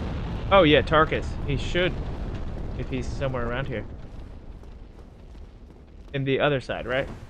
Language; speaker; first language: English; native; English